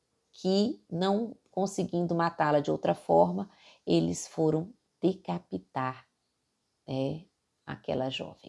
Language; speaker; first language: Portuguese; native; Portuguese